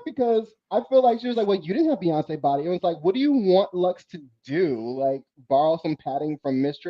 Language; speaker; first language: English; native; English